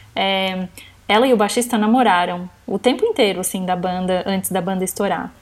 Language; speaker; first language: Portuguese; native; Portuguese